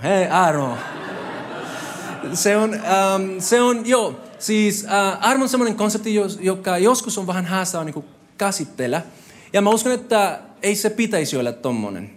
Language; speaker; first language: Finnish; non-native, fluent; Spanish